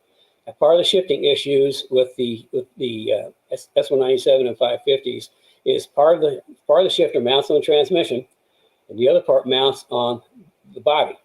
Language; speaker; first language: English; native; English